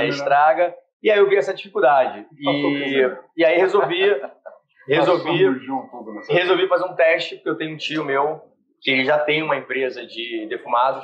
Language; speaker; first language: Portuguese; native; Portuguese